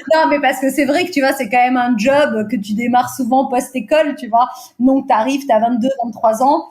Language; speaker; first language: French; early bilingual, other home language; Portuguese